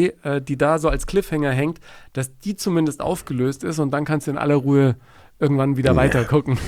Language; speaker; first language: German; native; German